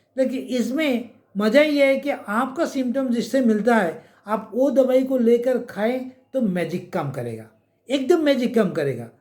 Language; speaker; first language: Hindi; non-native, local second language; Bangla